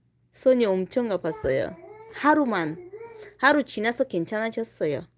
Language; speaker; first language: Korean; non-native, fluent; Tajik